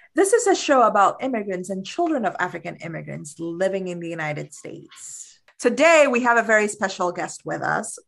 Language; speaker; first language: English; early bilingual, other home language; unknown